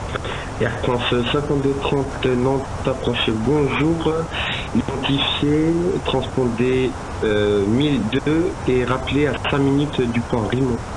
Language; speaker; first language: French; native; French